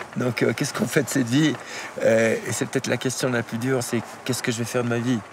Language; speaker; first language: French; native; French